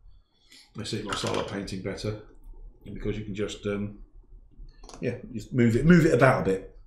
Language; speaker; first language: English; native; English